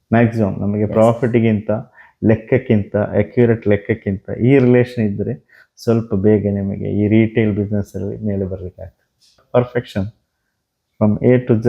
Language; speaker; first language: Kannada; non-native, local second language; Malayalam